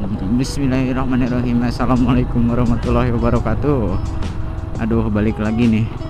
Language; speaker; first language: Indonesian; non-native, local second language; Sundanese